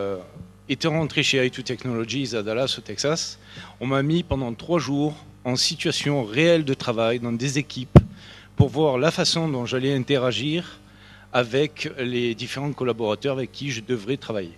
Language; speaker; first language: French; native; French